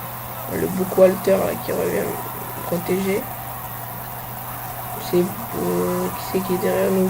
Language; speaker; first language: French; native; French